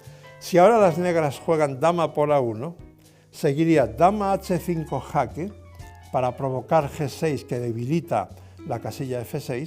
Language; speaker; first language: Spanish; native; Spanish